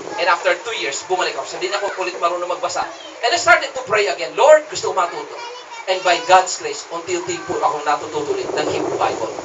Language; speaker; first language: Filipino; non-native, local second language; Cebuano